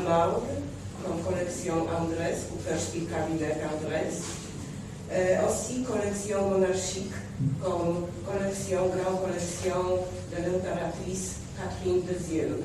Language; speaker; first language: French; non-native, fluent; Polish